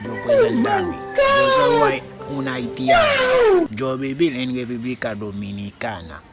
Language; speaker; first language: Spanish; non-native, learner; Haitian Creole